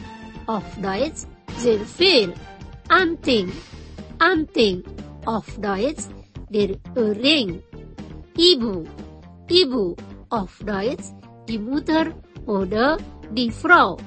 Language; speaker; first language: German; non-native, fluent; Indonesian